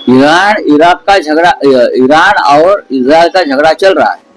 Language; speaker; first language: Hindi; non-native, local second language; Marathi